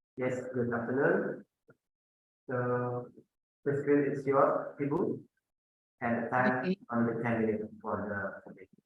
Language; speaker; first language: English; non-native, fluent; Indonesian